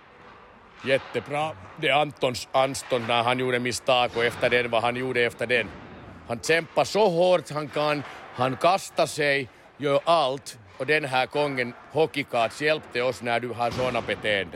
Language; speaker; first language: Swedish; non-native, learner; Finnish